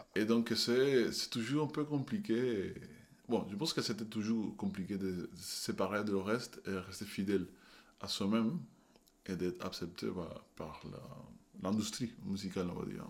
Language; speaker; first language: French; non-native, fluent; Spanish